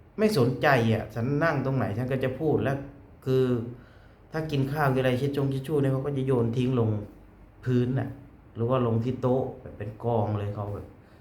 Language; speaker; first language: Thai; native; Thai